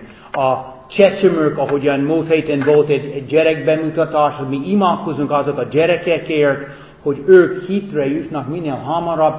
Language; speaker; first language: Hungarian; non-native, fluent; English